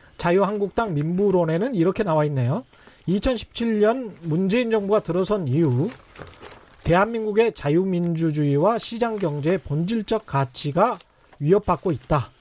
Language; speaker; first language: Korean; native; Korean